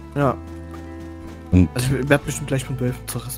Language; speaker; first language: German; native; German